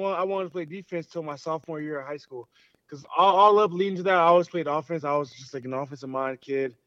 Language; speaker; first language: English; early bilingual, other home language; Haitian Creole